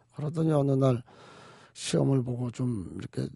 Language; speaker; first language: Korean; native; Korean